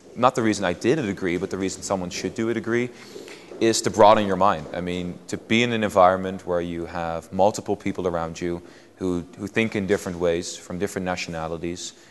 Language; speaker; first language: English; non-native, fluent; Dutch